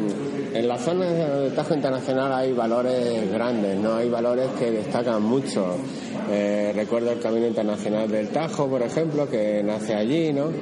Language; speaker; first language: Spanish; native; Spanish